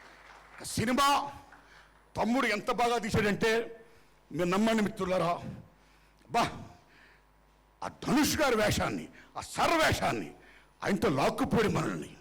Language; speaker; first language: Telugu; native; Telugu